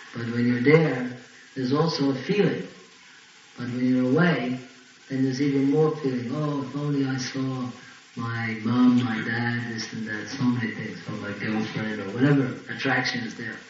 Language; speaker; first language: English; native; English